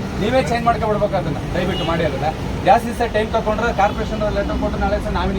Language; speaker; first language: Kannada; native; Kannada